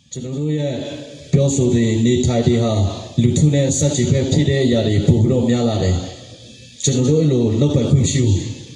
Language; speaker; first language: Burmese; non-native, local second language; Western Kayah